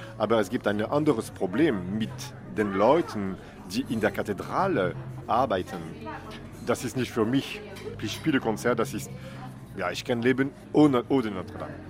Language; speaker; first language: German; non-native, learner; French